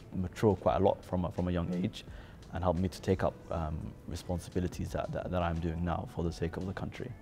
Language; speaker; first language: English; native; English